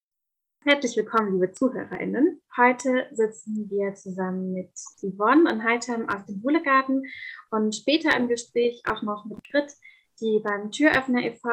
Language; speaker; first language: German; native; German